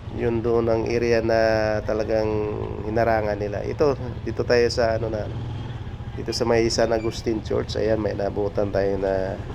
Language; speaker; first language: Filipino; native; Filipino